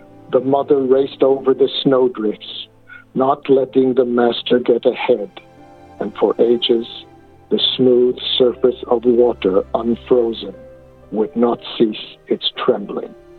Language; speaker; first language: English; native; English